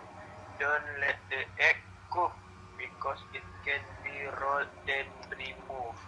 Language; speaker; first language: English; non-native, learner; Indonesian